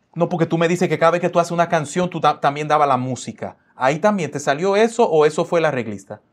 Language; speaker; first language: Spanish; native; Spanish